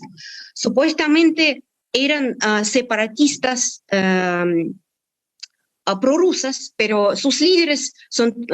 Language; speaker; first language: Spanish; non-native, fluent; Russian